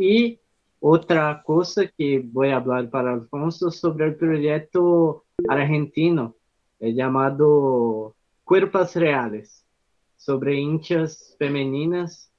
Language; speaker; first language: Spanish; non-native, learner; Portuguese